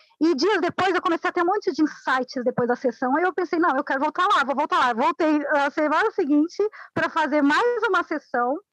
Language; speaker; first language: Portuguese; non-native, fluent; Spanish